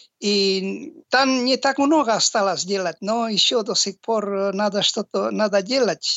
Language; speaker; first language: Russian; non-native, learner; Basque